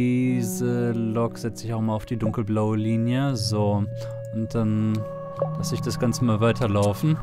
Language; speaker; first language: German; native; German